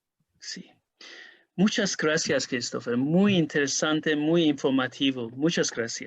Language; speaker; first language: Spanish; non-native, learner; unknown